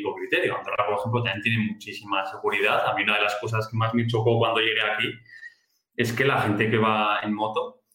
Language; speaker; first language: Spanish; native; Spanish